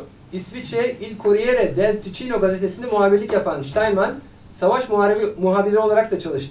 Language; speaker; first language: Turkish; native; Turkish